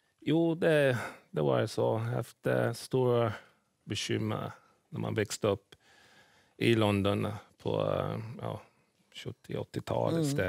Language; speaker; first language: Swedish; early bilingual, other home language; English